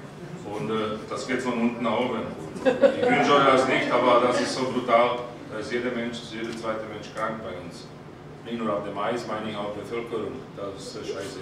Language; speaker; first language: German; non-native, fluent; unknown